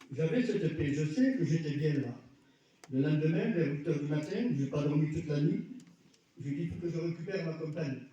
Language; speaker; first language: French; early bilingual, other home language; Arabic